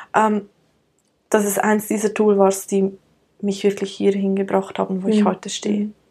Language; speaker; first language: German; native; German